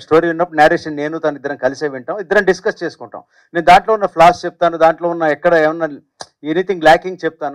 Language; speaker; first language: Telugu; native; Telugu